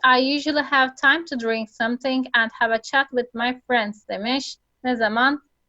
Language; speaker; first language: English; non-native, fluent; Turkish